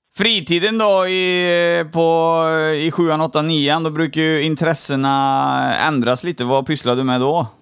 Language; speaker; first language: Swedish; native; Swedish